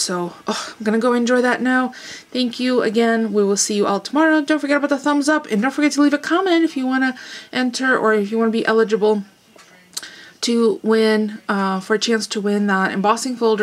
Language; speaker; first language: English; early bilingual, other home language; Russian